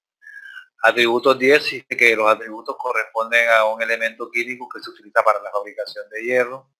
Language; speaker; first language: Spanish; native; Spanish